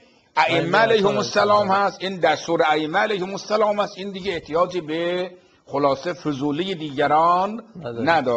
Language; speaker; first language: Persian; native; Persian